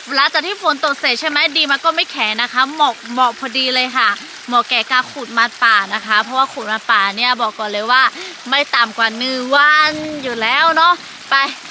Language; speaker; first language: Thai; non-native, local second language; Lahu